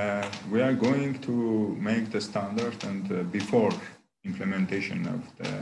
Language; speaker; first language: English; non-native, learner; Armenian